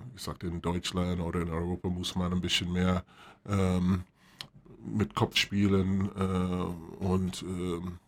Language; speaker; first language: German; non-native, fluent; English